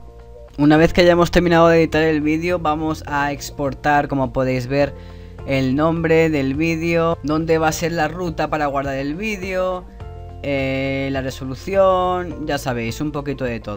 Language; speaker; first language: Spanish; native; Spanish